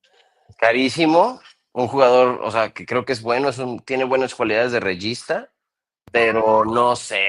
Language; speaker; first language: Spanish; native; Spanish